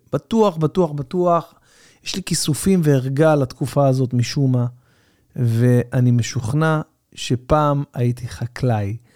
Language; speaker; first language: Hebrew; native; Hebrew